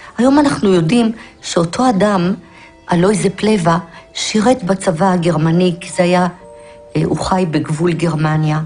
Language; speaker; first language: Hebrew; early bilingual, other home language; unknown